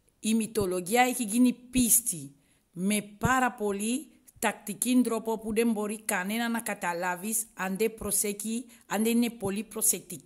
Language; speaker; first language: Greek; non-native, learner; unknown